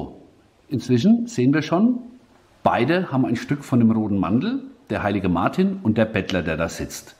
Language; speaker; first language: German; native; German